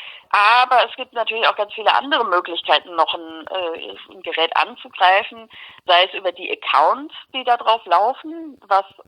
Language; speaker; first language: German; native; German